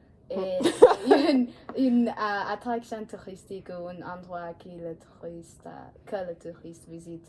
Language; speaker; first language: French; non-native, learner; English